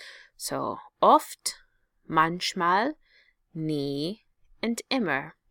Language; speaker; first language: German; non-native, fluent; English